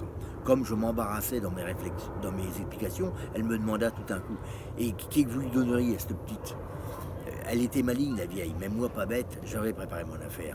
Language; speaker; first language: French; native; French